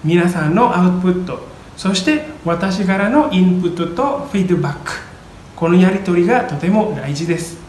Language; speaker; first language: Japanese; non-native, fluent; Indonesian